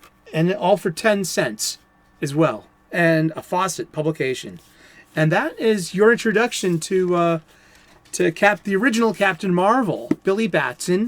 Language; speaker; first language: English; native; English